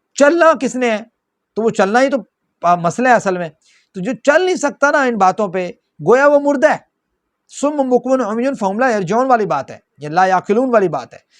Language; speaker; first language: Urdu; non-native, local second language; Punjabi